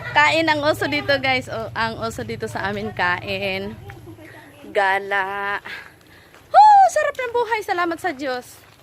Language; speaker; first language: Filipino; non-native, local second language; Cebuano